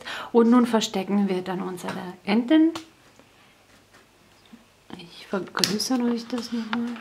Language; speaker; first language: German; native; German